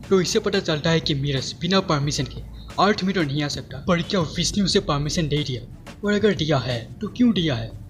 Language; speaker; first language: Hindi; non-native, local second language; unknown